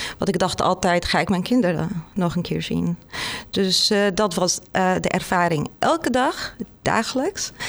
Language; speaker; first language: Dutch; non-native, fluent; Arabic